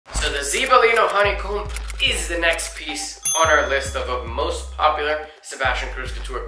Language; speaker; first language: English; native; English